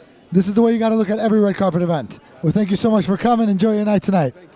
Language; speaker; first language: English; early bilingual, other home language; Russian